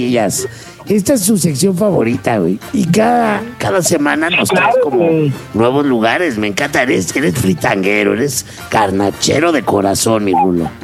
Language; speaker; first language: Spanish; native; Spanish